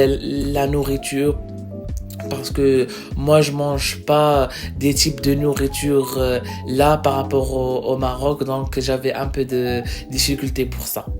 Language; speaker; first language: French; non-native, local second language; Arabic